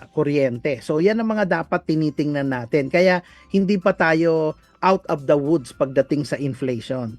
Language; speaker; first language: Filipino; native; Filipino